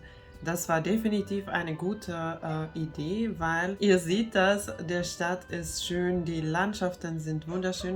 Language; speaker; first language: German; non-native, fluent; Finnish